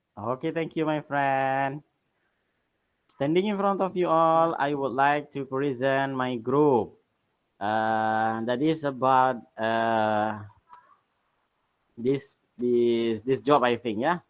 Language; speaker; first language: English; non-native, learner; Indonesian